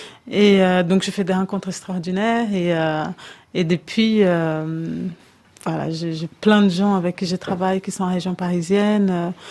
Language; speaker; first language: French; non-native, fluent; Portuguese